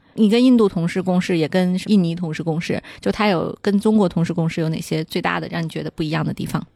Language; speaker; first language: Chinese; native; Chinese